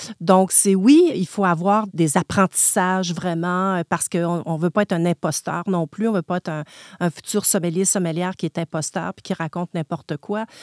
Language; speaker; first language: French; native; French